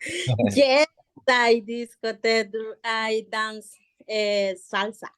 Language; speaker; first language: English; non-native, learner; Spanish